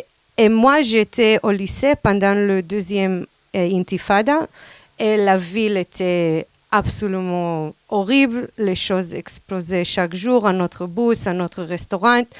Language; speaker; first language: French; non-native, fluent; Hebrew